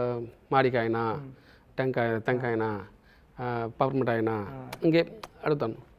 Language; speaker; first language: Telugu; non-native, local second language; Tamil